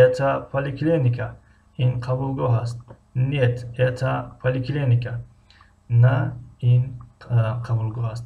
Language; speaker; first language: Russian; non-native, fluent; Tajik